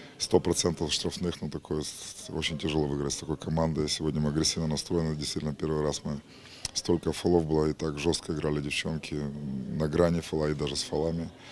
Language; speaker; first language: Russian; native; Russian